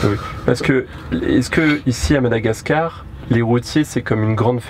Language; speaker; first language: French; native; French